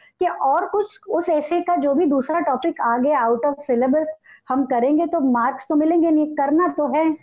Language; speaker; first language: Hindi; non-native, local second language; Marathi